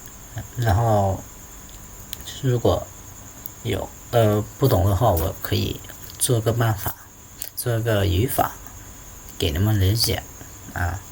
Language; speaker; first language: Chinese; non-native, fluent; Hmong